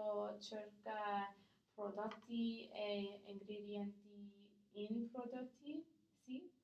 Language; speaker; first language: Italian; non-native, learner; English